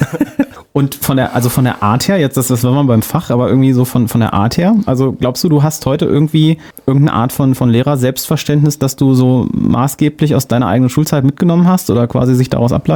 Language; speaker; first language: German; native; German